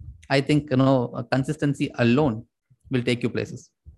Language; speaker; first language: English; non-native, local second language; Tamil